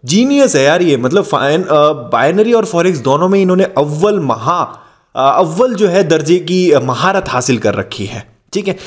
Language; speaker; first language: Hindi; native; Hindi